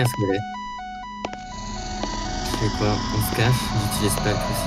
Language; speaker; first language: French; native; French